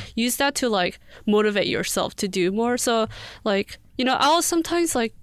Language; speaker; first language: English; early bilingual, other home language; Korean